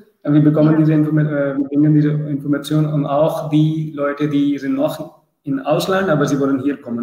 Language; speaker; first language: German; non-native, learner; Urdu